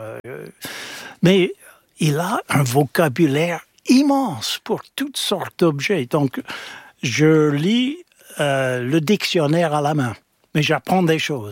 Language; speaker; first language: French; non-native, fluent; English